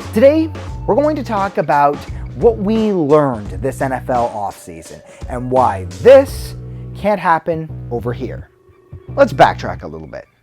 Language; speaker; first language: English; native; English